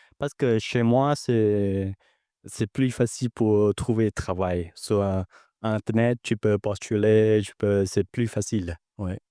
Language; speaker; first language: French; non-native, learner; Vietnamese